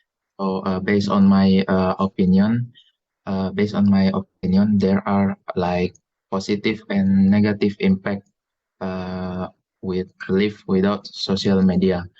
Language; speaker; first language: English; non-native, learner; Indonesian